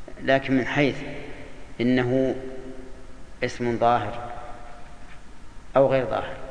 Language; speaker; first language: Arabic; native; Arabic